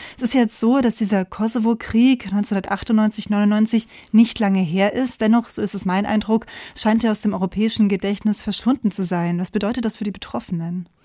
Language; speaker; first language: German; native; German